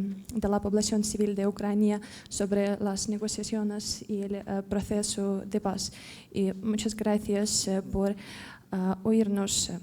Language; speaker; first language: Spanish; non-native, fluent; Ukrainian